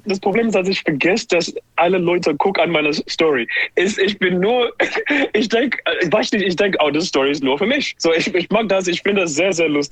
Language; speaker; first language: German; non-native, learner; English